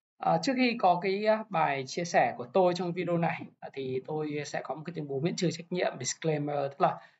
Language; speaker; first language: Vietnamese; native; Vietnamese